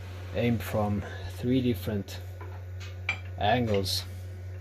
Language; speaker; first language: English; non-native, fluent; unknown